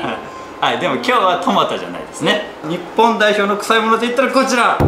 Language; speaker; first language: Japanese; native; Japanese